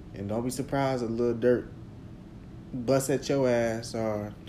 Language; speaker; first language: English; native; English